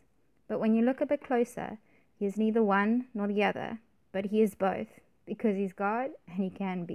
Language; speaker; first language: English; native; English